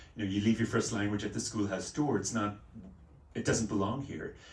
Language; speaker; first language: English; native; English